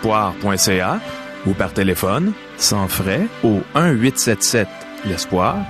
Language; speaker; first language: French; native; French